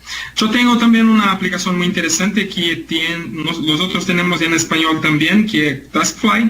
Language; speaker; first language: Spanish; non-native, learner; Portuguese